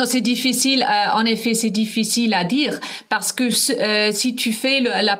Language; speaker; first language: French; non-native, fluent; German